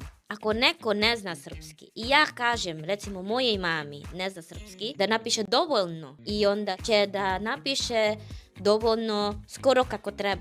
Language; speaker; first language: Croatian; non-native, fluent; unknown